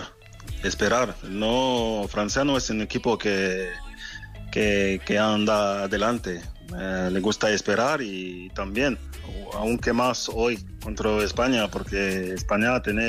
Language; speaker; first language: Spanish; non-native, fluent; French